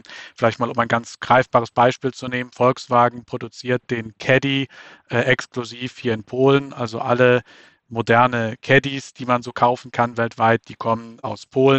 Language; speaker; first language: German; native; German